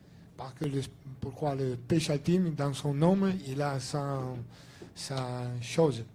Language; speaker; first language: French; non-native, learner; Italian